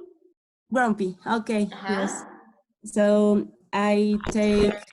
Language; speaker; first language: English; non-native, learner; Spanish